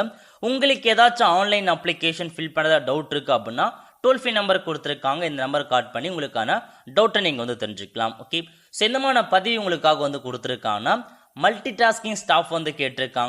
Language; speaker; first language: Tamil; native; Tamil